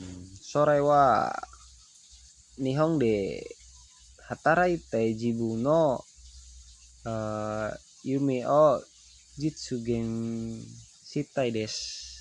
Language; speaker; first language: Japanese; non-native, learner; Indonesian